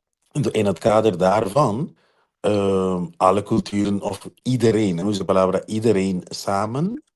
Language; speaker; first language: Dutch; non-native, local second language; Papiamento